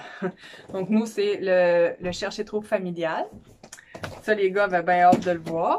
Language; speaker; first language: French; native; French